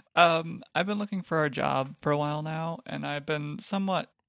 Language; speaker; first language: English; native; English